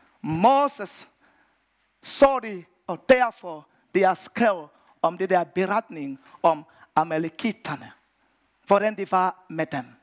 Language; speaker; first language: Danish; non-native, fluent; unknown